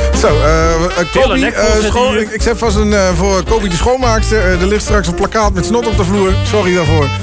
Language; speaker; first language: Dutch; native; Dutch